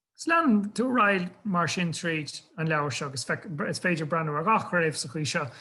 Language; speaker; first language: Irish; non-native, local second language; English